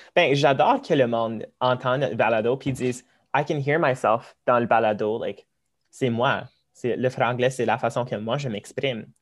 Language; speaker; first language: French; early bilingual, other home language; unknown